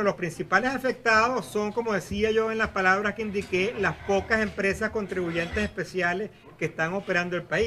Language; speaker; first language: Spanish; native; Spanish